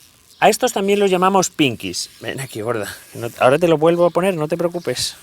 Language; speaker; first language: Spanish; native; Spanish